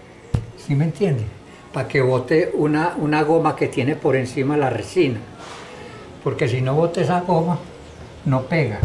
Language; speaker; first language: Spanish; native; Spanish